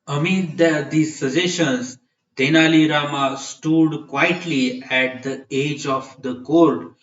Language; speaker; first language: English; non-native, local second language; Marathi